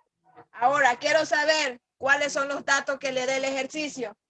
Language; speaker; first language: Spanish; native; Spanish